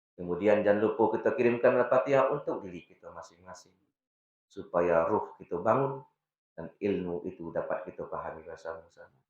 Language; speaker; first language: Malay; non-native, local second language; Minangkabau